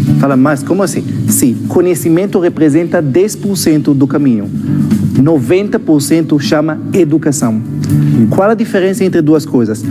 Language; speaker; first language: Portuguese; non-native, fluent; Hebrew